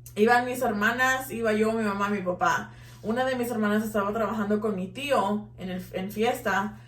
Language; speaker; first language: Spanish; early bilingual, heritage; Spanish